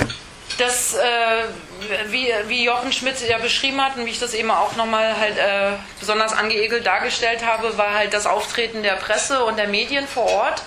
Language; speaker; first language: German; native; German